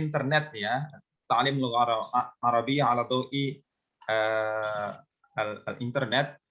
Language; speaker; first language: Arabic; non-native, learner; Indonesian